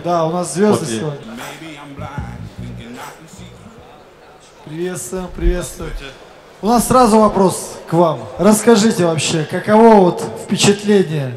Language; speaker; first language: Russian; native; Russian